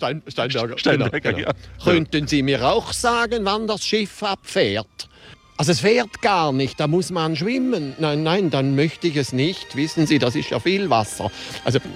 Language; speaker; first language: German; native; German